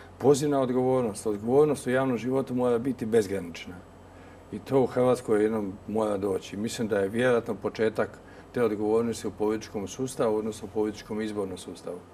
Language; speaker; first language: Croatian; native; Croatian